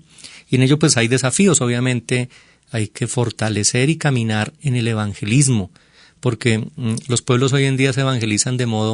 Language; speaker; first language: Spanish; native; Spanish